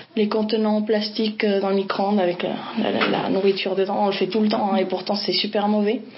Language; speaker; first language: French; non-native, fluent; Spanish